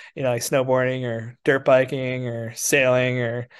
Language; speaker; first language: English; native; English